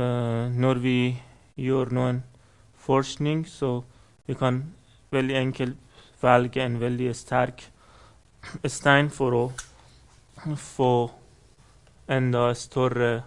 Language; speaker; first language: Norwegian; non-native, fluent; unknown